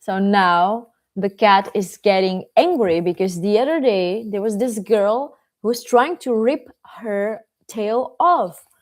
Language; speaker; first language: English; non-native, fluent; Czech